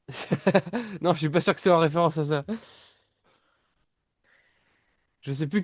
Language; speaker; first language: French; native; French